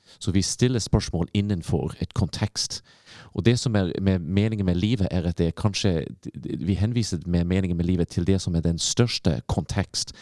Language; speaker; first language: Norwegian; non-native, fluent; English